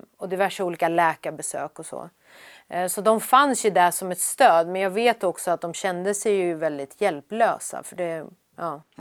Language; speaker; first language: Swedish; early bilingual, other home language; Persian